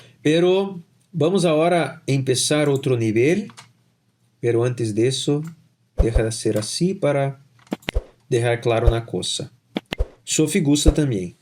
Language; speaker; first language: Spanish; non-native, fluent; Portuguese